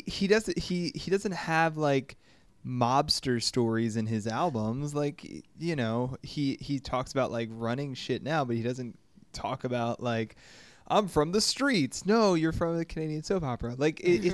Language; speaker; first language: English; native; English